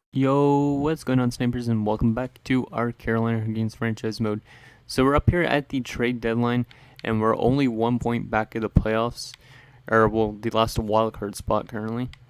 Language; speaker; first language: English; native; English